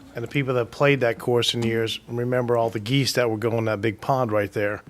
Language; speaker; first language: English; native; English